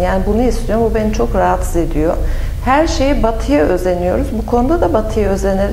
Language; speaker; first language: Turkish; native; Turkish